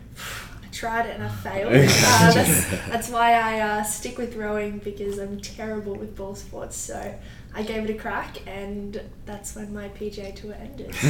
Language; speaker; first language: English; native; English